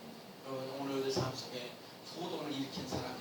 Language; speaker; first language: Korean; native; Korean